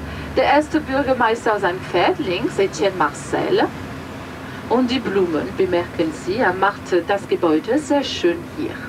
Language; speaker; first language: German; non-native, fluent; French